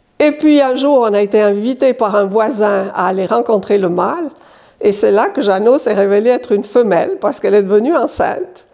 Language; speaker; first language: French; native; French